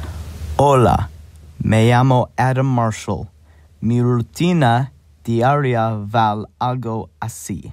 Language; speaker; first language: Spanish; non-native, learner; English